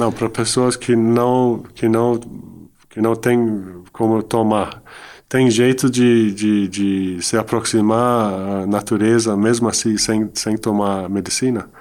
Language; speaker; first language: Portuguese; non-native, fluent; Dutch